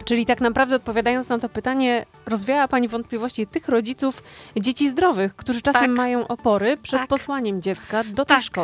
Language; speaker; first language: Polish; native; Polish